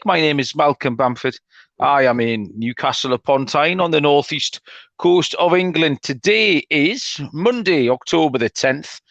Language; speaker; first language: English; native; English